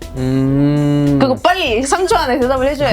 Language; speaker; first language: Korean; non-native, fluent; Arabic